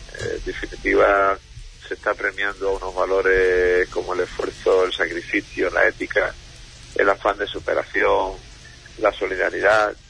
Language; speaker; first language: Spanish; native; Spanish